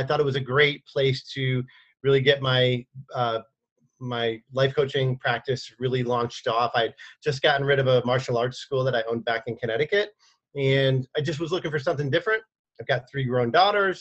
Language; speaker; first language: English; native; English